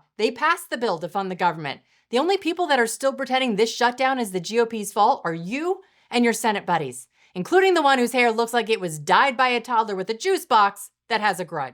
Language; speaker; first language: English; native; English